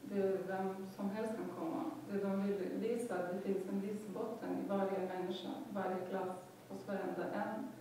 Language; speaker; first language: Swedish; non-native, fluent; Lithuanian